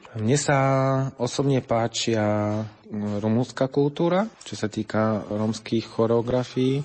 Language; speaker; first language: Slovak; native; Slovak